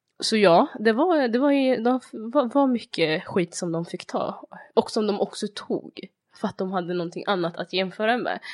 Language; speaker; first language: Swedish; early bilingual, other home language; Somali